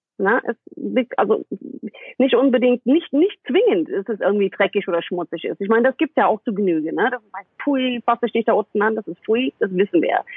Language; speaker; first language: German; non-native, fluent; English